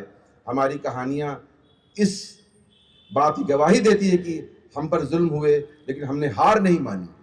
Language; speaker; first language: Hindi; native; Hindi